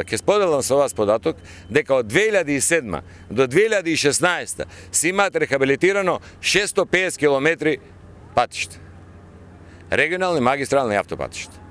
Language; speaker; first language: Macedonian; native; Macedonian